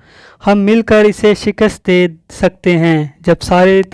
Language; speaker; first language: Urdu; native; Urdu